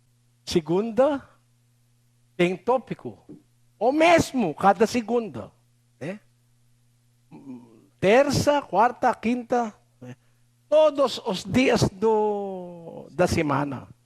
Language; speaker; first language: Portuguese; non-native, learner; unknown